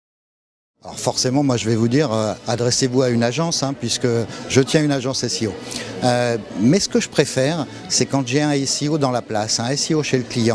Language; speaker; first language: French; native; French